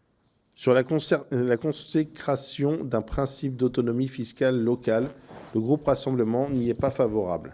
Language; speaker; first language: French; native; French